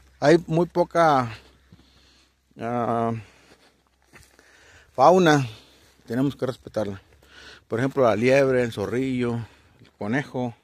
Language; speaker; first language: Spanish; native; Spanish